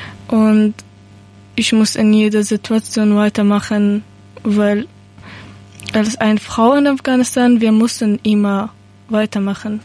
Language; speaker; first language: German; non-native, learner; Persian